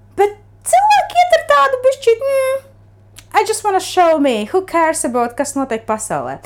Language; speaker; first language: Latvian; native; Latvian